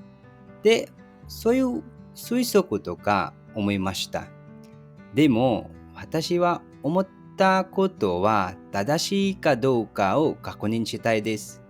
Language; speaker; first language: Japanese; non-native, fluent; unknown